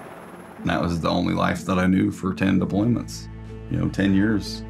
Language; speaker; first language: English; native; English